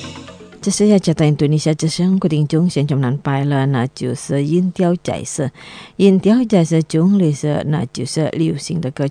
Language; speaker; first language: Chinese; non-native, learner; Indonesian